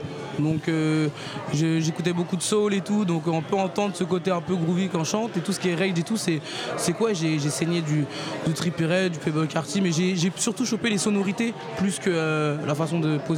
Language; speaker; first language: French; native; French